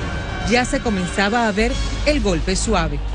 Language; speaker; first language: Spanish; native; Spanish